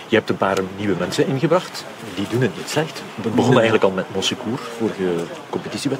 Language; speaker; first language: Dutch; native; Dutch